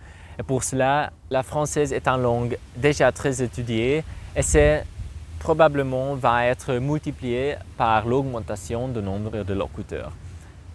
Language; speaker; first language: French; non-native, learner; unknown